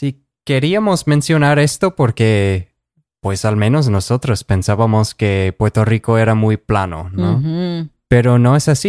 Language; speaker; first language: Spanish; non-native, fluent; English